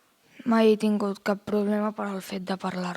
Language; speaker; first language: Catalan; early bilingual, heritage; Russian